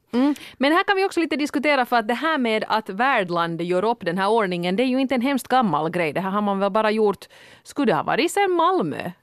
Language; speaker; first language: Swedish; native; Swedish